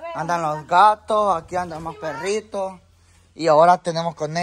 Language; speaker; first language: Spanish; native; Spanish